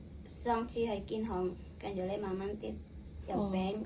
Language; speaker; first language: Cantonese; non-native, learner; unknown